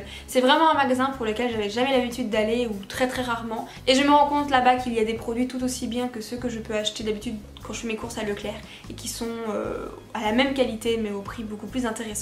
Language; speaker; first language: French; native; French